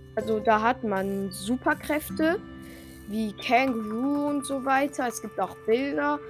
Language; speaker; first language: German; non-native, fluent; French